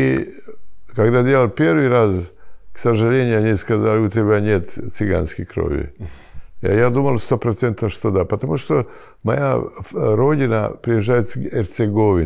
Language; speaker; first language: Russian; non-native, learner; Serbian